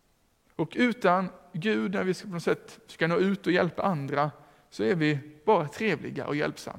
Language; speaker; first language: Swedish; native; Swedish